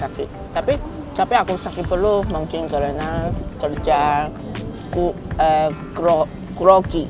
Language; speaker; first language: Indonesian; non-native, learner; Chinese